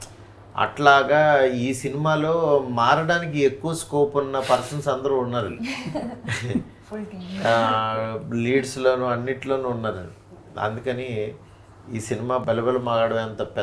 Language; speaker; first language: Telugu; native; Telugu